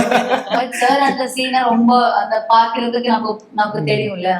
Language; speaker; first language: Tamil; non-native, learner; Malayalam